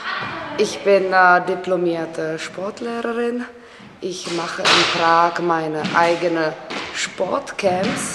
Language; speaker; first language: German; non-native, fluent; Czech